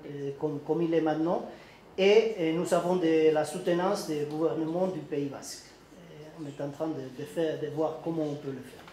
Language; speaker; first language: French; non-native, learner; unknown